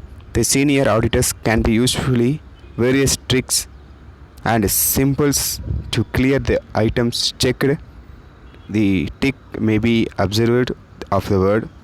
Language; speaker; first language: English; non-native, local second language; Tamil